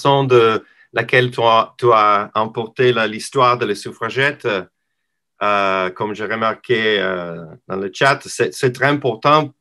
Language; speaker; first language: French; non-native, learner; English